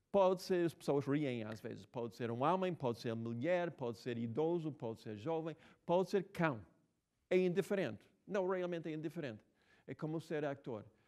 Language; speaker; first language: Portuguese; non-native, fluent; English